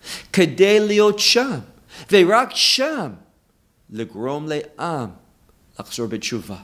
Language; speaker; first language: Hebrew; non-native, fluent; English